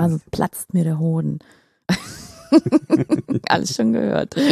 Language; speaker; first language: German; native; German